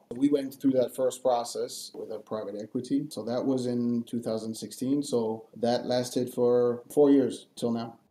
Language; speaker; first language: English; non-native, fluent; French